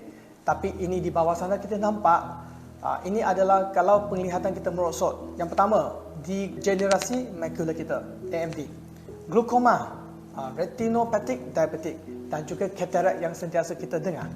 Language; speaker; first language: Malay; non-native, local second language; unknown